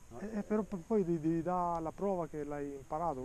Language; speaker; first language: Italian; native; Italian